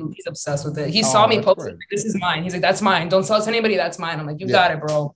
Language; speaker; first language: English; native; English